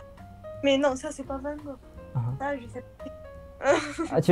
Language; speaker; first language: French; non-native, local second language; Arabic